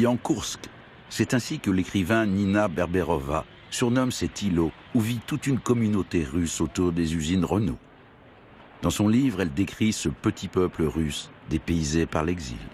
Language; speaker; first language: French; native; French